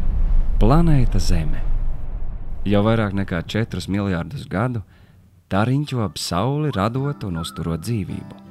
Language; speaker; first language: Latvian; native; Latvian